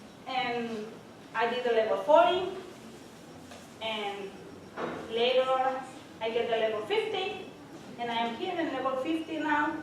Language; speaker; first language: English; non-native, learner; Spanish